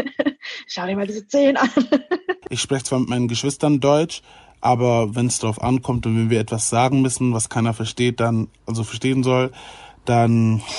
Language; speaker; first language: German; native; German